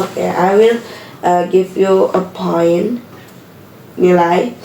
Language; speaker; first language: English; non-native, learner; Indonesian